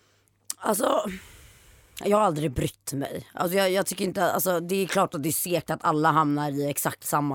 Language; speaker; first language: Swedish; native; Swedish